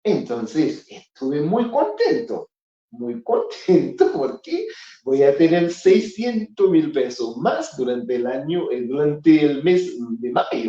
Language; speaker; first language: Spanish; non-native, fluent; Haitian Creole